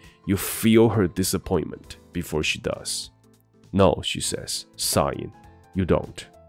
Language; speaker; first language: English; non-native, fluent; Chinese